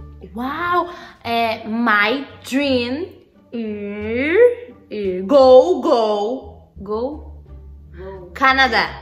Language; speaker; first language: English; non-native, learner; Portuguese